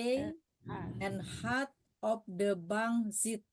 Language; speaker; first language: Dutch; non-native, learner; Indonesian